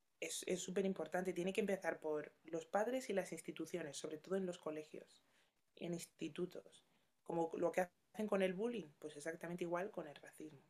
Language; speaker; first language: Spanish; early bilingual, other home language; Yoruba